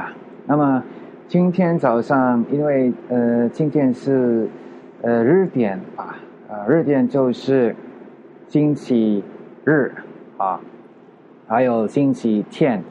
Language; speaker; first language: Chinese; non-native, learner; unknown